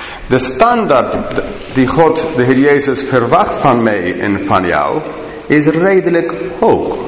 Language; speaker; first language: Dutch; non-native, fluent; English